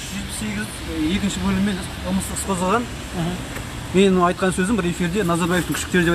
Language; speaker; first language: Kazakh; native; Kazakh